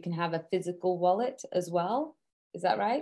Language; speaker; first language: English; native; English